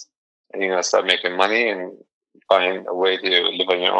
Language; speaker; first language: English; non-native, fluent; Arabic